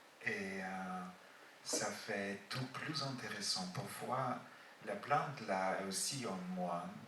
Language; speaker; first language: French; non-native, fluent; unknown